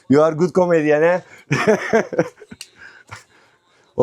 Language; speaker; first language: English; non-native, learner; Turkish